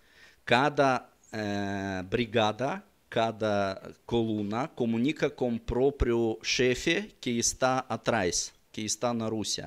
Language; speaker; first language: Portuguese; non-native, learner; Russian